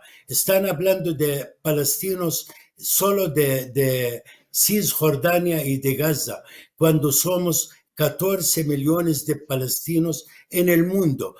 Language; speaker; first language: Spanish; non-native, fluent; Arabic